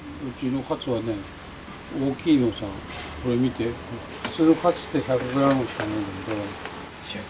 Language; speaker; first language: Japanese; native; Japanese